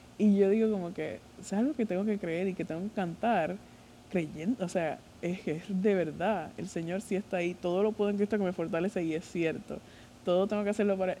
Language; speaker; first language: Spanish; native; Spanish